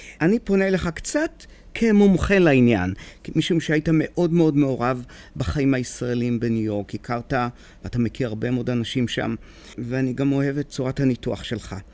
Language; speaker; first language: Hebrew; native; Hebrew